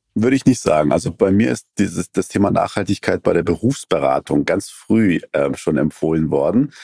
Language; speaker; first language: German; early bilingual, other home language; Persian